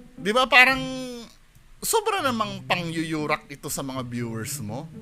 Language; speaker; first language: Filipino; native; Filipino